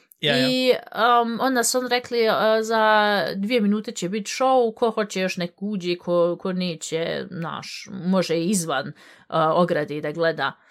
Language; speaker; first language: Bosnian; early bilingual, heritage; Bosnian